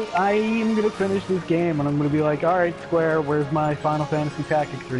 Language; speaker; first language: English; native; English